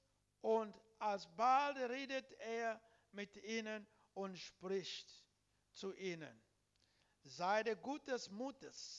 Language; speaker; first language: German; non-native, learner; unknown